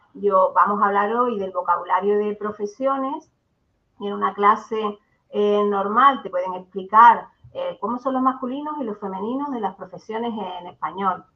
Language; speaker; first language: Spanish; native; Spanish